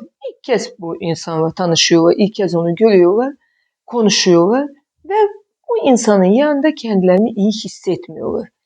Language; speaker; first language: Turkish; non-native, fluent; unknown